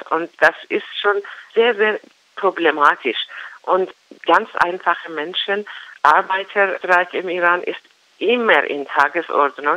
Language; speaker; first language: German; non-native, learner; Persian